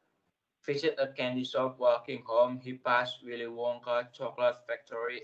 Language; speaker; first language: English; non-native, learner; Indonesian